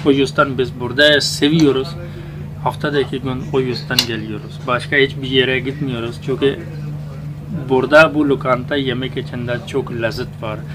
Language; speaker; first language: Turkish; non-native, learner; Urdu